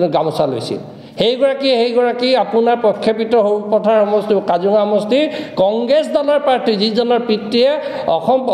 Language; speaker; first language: Assamese; non-native, local second language; Mising